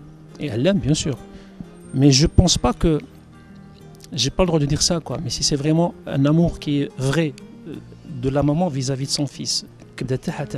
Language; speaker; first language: French; non-native, local second language; Arabic